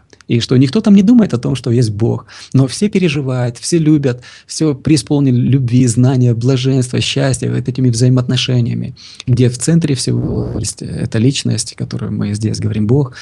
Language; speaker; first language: Russian; native; Russian